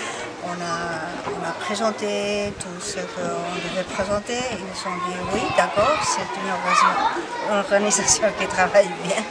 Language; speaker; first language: French; non-native, fluent; Spanish